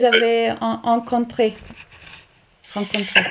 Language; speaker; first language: French; non-native, learner; Italian